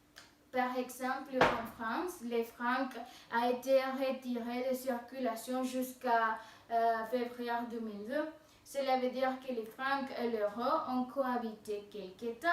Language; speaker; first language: French; non-native, fluent; Spanish